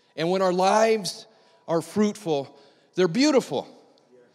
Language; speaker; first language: English; native; English